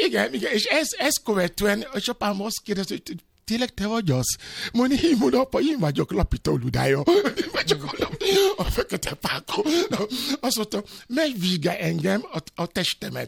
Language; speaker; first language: Hungarian; non-native, fluent; Yoruba